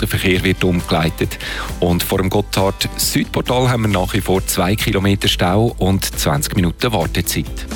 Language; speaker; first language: German; native; German